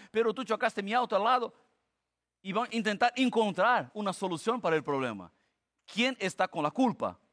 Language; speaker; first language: Spanish; non-native, fluent; Portuguese